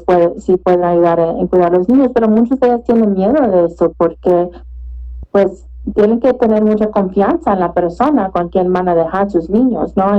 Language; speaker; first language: Spanish; early bilingual, heritage; Spanish